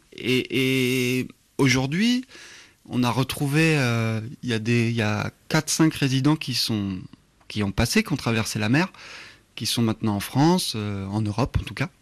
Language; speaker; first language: French; native; French